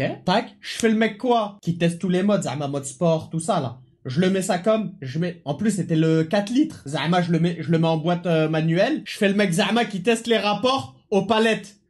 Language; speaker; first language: French; native; French